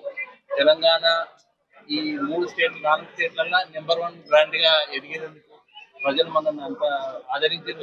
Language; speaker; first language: Telugu; native; Telugu